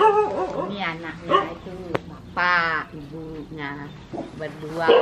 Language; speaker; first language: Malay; non-native, local second language; Balinese